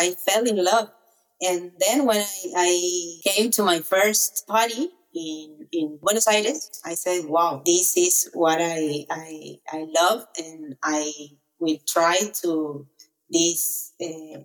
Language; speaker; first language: English; non-native, learner; Spanish